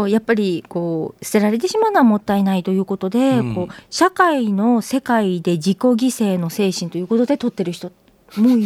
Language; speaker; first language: Japanese; native; Japanese